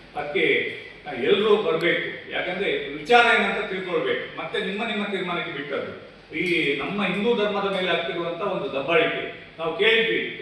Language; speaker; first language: Kannada; native; Kannada